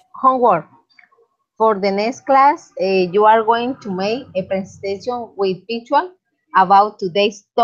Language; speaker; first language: English; non-native, learner; Spanish